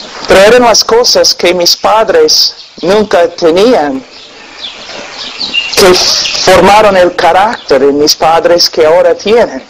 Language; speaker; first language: Spanish; non-native, fluent; English